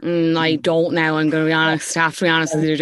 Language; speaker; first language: English; native; English